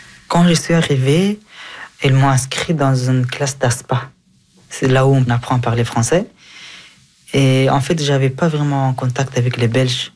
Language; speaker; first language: French; early bilingual, other home language; Persian